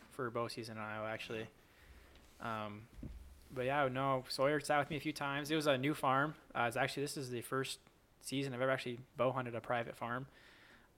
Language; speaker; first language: English; native; English